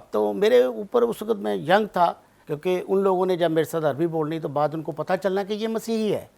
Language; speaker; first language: Urdu; non-native, local second language; Punjabi